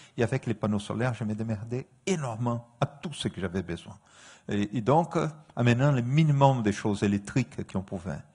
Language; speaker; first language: French; non-native, fluent; Portuguese